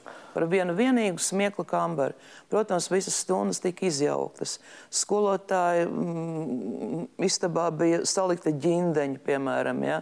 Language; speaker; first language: Latvian; native; Latvian